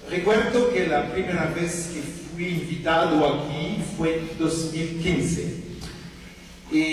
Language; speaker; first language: Spanish; non-native, fluent; French